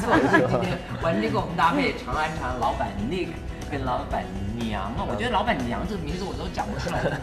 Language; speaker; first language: Chinese; native; Chinese